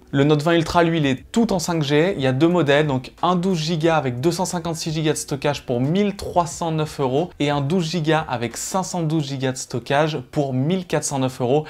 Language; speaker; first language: French; native; French